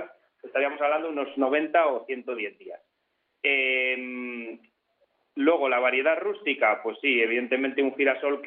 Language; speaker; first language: Spanish; native; Spanish